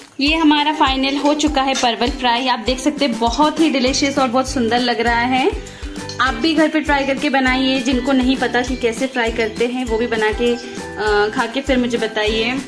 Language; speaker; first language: Hindi; non-native, local second language; Bangla